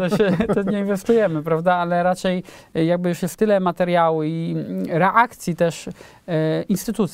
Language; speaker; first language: Polish; native; Polish